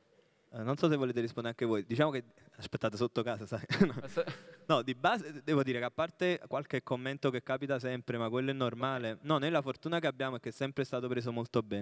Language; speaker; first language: Italian; native; Italian